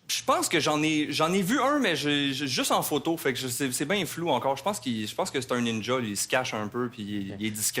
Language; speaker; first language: French; native; French